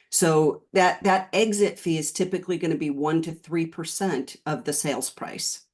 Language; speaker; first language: English; native; English